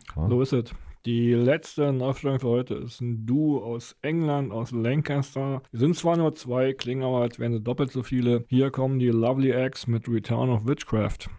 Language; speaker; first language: German; native; German